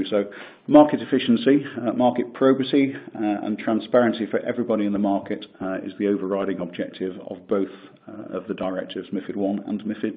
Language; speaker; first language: English; native; English